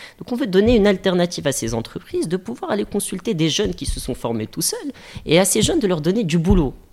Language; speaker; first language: French; native; French